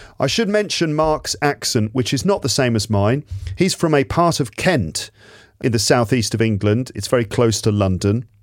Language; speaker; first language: English; native; English